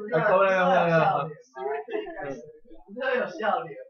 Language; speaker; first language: Chinese; native; Chinese